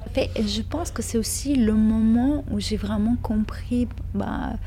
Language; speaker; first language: French; non-native, fluent; Lithuanian